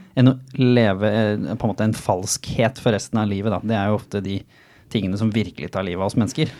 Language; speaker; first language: Norwegian; native; Norwegian